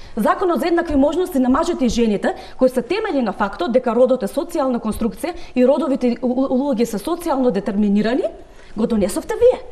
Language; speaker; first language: Macedonian; native; Macedonian